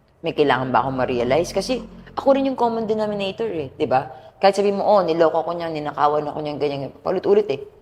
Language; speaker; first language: Filipino; native; Filipino